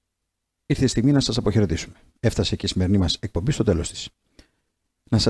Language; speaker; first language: Greek; native; Greek